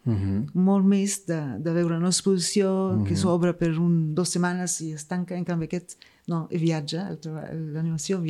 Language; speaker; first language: Catalan; non-native, fluent; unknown